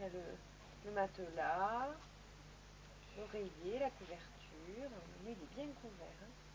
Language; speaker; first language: French; native; French